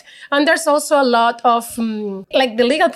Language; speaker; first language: English; non-native, fluent; Spanish